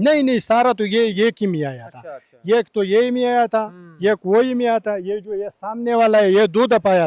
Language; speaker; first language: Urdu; non-native, local second language; Pashto